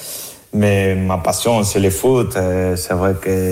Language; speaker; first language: French; non-native, fluent; Spanish